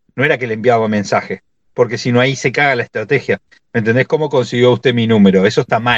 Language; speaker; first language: Spanish; native; Spanish